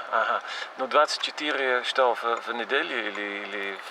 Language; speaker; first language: Russian; non-native, fluent; Dutch